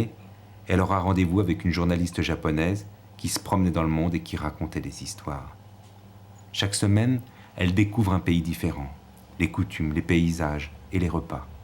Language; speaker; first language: French; native; French